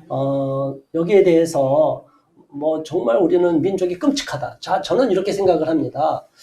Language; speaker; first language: Korean; native; Korean